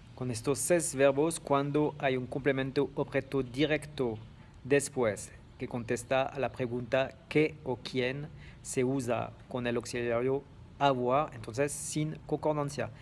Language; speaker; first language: Spanish; non-native, fluent; French